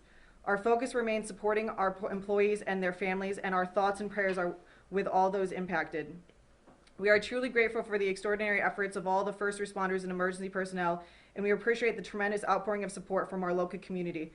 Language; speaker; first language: English; native; English